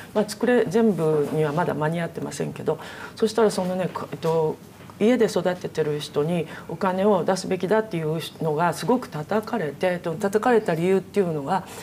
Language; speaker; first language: Japanese; native; Japanese